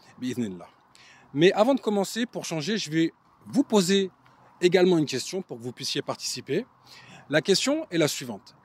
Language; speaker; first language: French; native; French